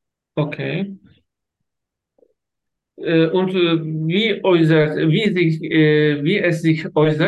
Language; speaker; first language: German; non-native, learner; Turkish